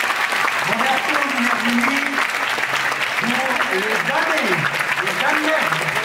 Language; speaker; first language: French; native; French